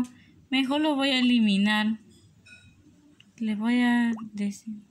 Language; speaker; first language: Spanish; native; Spanish